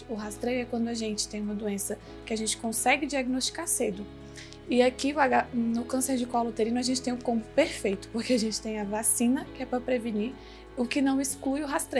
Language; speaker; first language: Portuguese; native; Portuguese